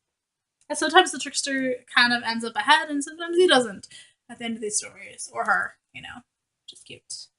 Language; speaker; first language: English; native; English